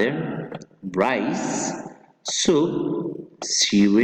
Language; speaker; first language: English; non-native, fluent; Spanish